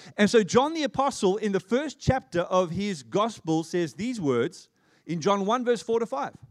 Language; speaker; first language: English; native; English